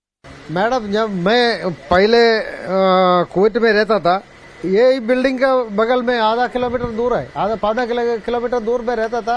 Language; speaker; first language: Hindi; non-native, local second language; Malayalam